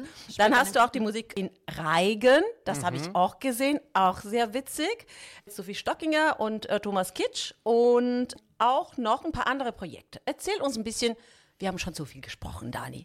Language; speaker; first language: German; non-native, fluent; Italian